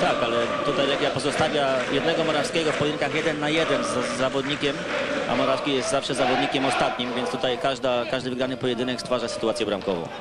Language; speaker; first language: Polish; native; Polish